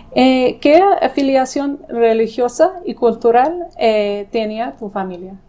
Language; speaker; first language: Spanish; non-native, fluent; English